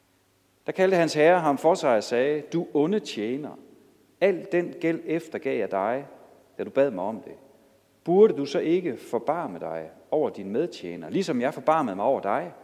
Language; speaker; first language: Danish; native; Danish